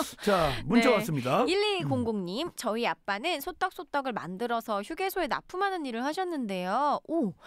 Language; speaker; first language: Korean; native; Korean